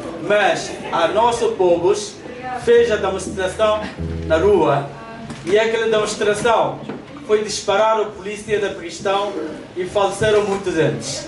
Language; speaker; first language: Portuguese; non-native, learner; Bangla